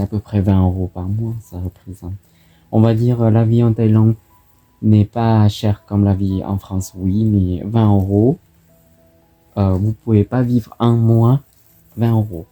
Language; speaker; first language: French; non-native, fluent; Thai